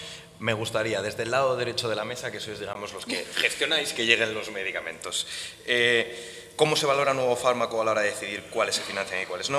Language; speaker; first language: Spanish; native; Spanish